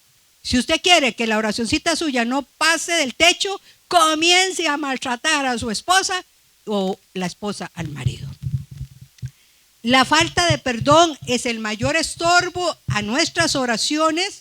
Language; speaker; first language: Spanish; native; Spanish